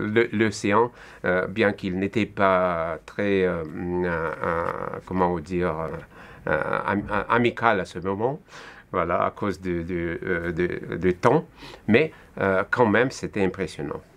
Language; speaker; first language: French; non-native, fluent; Russian